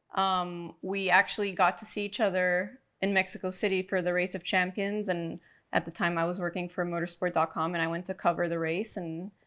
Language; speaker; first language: English; non-native, fluent; Portuguese